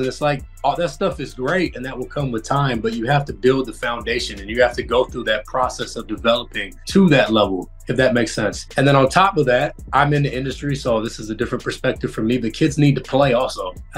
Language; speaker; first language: English; native; English